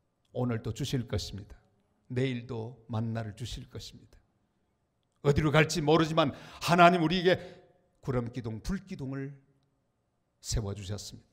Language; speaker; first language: Korean; native; Korean